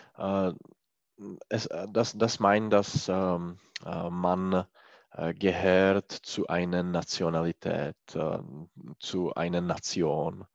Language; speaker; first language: German; non-native, learner; Czech